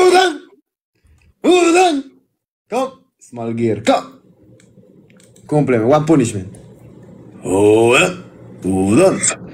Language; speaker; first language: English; non-native, learner; Spanish